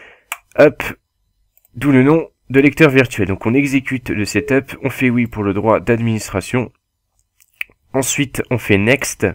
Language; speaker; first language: French; native; French